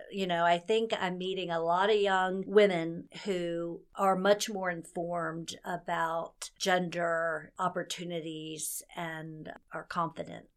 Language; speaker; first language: English; native; English